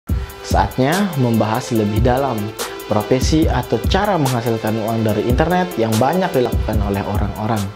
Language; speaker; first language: Indonesian; native; Indonesian